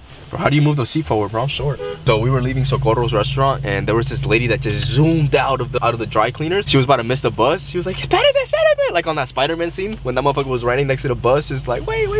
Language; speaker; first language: English; early bilingual, other home language; Spanish